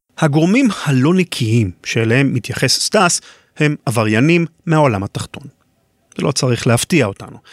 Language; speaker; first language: Hebrew; native; Hebrew